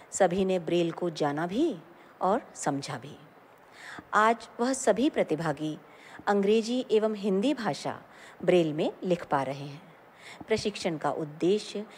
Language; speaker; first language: Hindi; native; Hindi